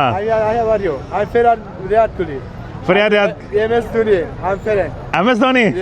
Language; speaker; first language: Hindi; native; Hindi